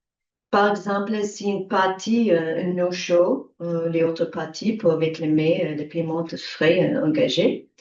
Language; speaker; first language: French; non-native, learner; English